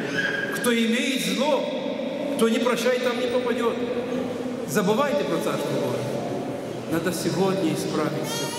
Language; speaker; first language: Russian; non-native, local second language; Ukrainian